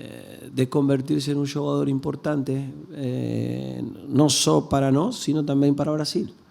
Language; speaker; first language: Portuguese; non-native, learner; Spanish